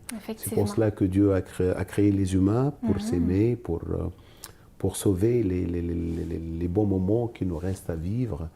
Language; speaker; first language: French; non-native, local second language; Arabic